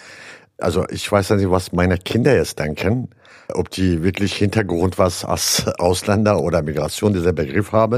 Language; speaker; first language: German; non-native, learner; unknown